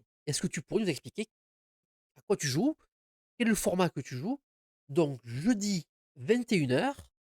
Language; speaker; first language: French; native; French